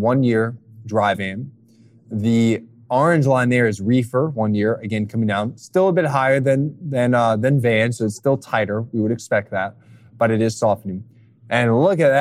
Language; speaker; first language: English; native; English